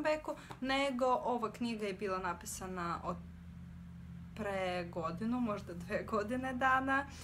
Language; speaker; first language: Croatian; non-native, fluent; Russian